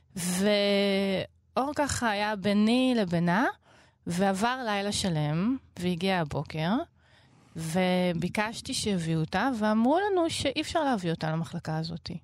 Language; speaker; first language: Hebrew; native; Hebrew